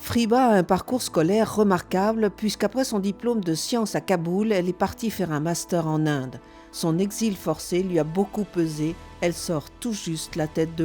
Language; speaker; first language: French; native; French